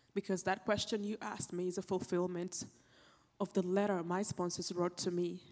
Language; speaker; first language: English; non-native, local second language; Acoli